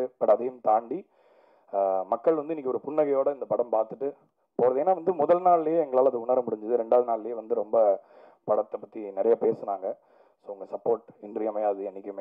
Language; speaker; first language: Tamil; native; Tamil